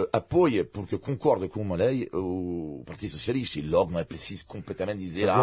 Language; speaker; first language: Portuguese; non-native, fluent; French